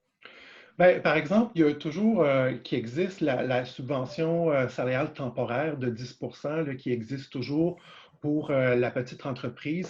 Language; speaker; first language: French; native; French